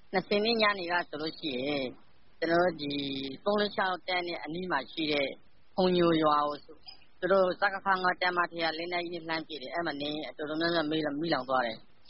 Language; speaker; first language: Burmese; native; Burmese